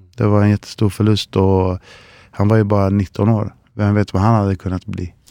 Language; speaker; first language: Swedish; early bilingual, other home language; Spanish